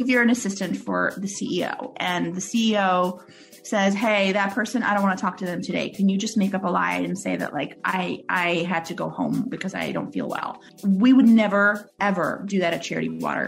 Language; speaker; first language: English; early bilingual, other home language; Russian